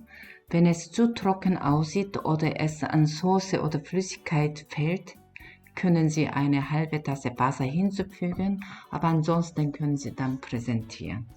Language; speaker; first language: German; non-native, learner; Korean